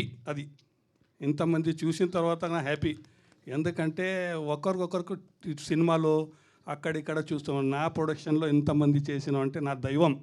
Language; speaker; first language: Telugu; non-native, learner; Hindi